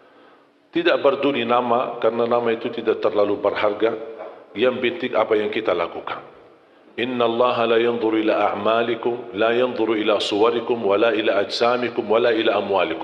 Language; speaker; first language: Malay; non-native, fluent; Arabic